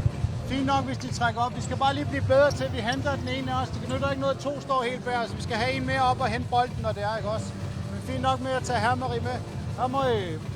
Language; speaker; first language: Danish; native; Danish